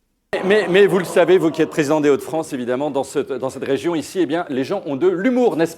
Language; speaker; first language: French; native; French